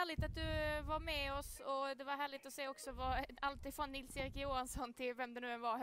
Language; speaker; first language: Swedish; native; Swedish